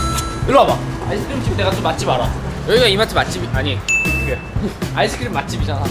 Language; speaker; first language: Korean; native; Korean